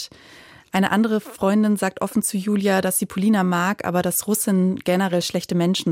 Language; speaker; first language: German; native; German